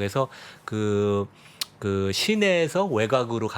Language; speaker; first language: Korean; native; Korean